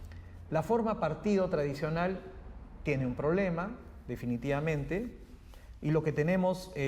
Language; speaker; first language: Spanish; native; Spanish